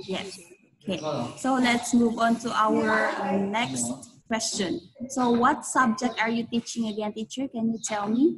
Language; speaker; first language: English; non-native, fluent; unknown